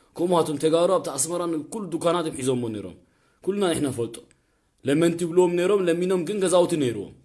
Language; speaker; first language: Tigrinya; early bilingual, heritage; Tigrinya